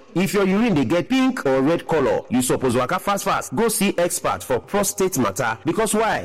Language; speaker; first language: Nigerian Pidgin; non-native, local second language; Yoruba